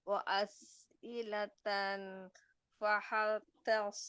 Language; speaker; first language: Arabic; non-native, learner; Indonesian